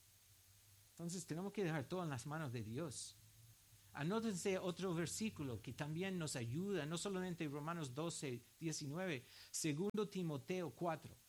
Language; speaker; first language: Spanish; non-native, fluent; English